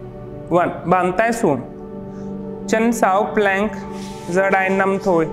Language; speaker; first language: Vietnamese; non-native, learner; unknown